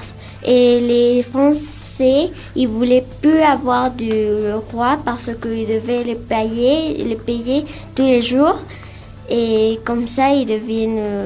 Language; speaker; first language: French; non-native, learner; Spanish